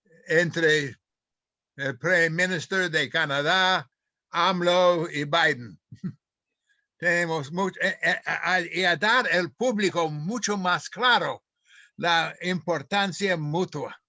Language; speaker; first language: Spanish; non-native, fluent; English